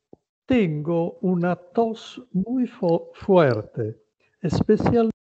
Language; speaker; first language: Spanish; non-native, learner; Italian